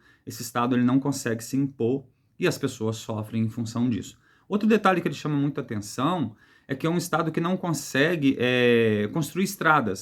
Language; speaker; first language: Portuguese; native; Portuguese